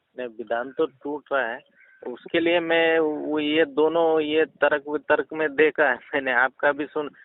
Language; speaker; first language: Hindi; non-native, local second language; Kannada